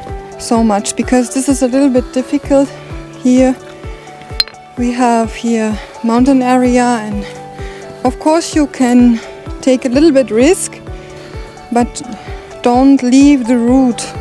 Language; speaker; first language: English; non-native, learner; German